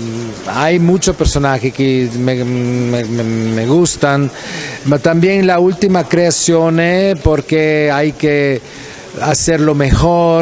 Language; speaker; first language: Spanish; non-native, fluent; Italian